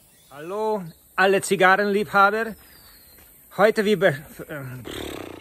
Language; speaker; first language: German; non-native, learner; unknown